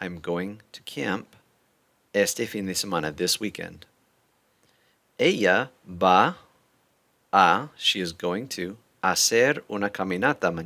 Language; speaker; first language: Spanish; non-native, fluent; English